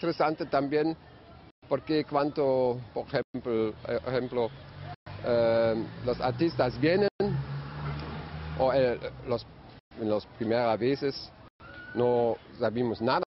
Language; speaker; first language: Spanish; non-native, learner; German